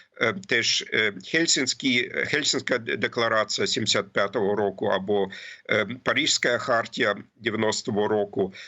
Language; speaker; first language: Ukrainian; non-native, fluent; German